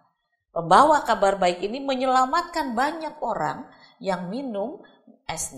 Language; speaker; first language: Indonesian; native; Indonesian